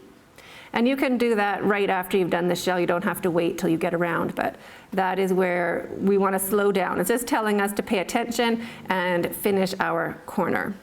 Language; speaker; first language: English; native; English